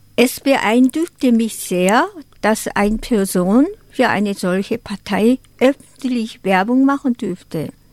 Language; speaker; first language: German; non-native, fluent; Korean